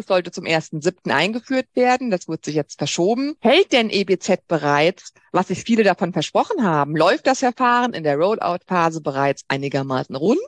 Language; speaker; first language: German; native; German